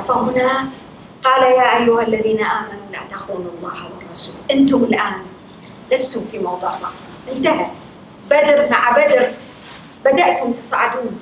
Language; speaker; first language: Arabic; native; Arabic